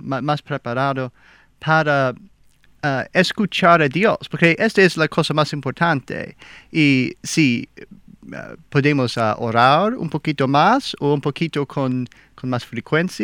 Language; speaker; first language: Spanish; non-native, learner; English